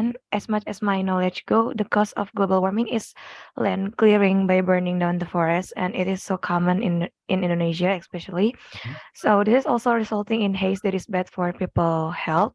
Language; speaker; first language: English; non-native, learner; Indonesian